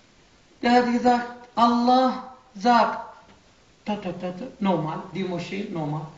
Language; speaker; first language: German; non-native, fluent; Arabic